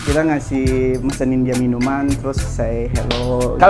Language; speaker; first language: Indonesian; native; Indonesian